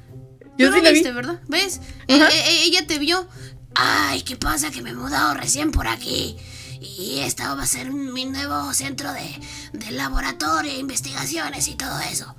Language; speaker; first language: Spanish; native; Spanish